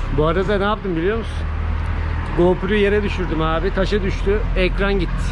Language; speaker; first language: Turkish; native; Turkish